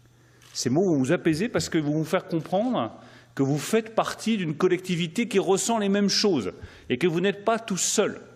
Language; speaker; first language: French; native; French